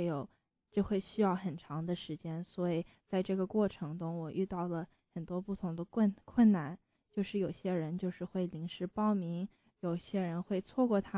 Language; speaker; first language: Chinese; early bilingual, heritage; Chinese